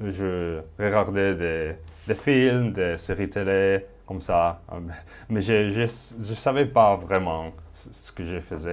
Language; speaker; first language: French; non-native, fluent; Spanish